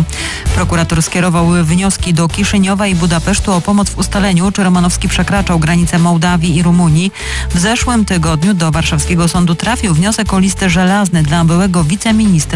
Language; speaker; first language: Polish; native; Polish